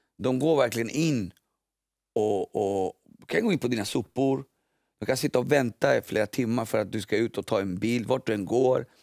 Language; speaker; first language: Swedish; early bilingual, other home language; Spanish